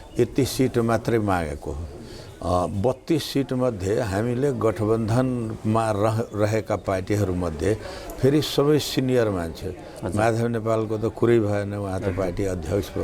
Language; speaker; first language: Nepali; non-native, local second language; Maithili